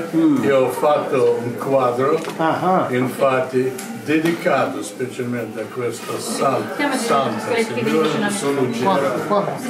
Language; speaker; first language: Italian; non-native, learner; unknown